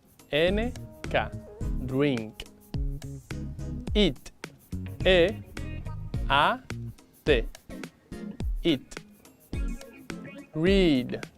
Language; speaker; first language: English; non-native, fluent; Spanish